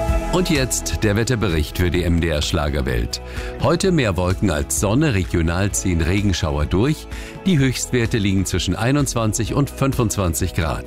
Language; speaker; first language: German; native; German